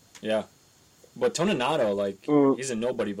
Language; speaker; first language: English; native; English